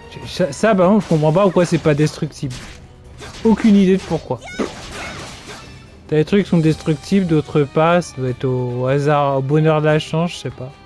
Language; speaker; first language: French; native; French